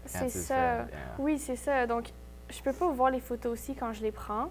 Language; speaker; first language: French; native; French